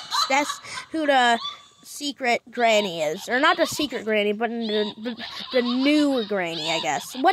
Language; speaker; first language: English; native; English